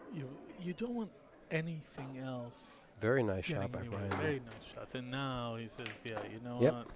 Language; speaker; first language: English; non-native, fluent; Hebrew